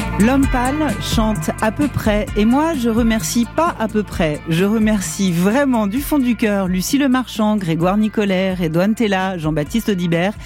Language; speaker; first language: French; native; French